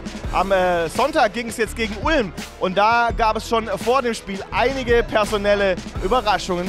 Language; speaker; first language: German; native; German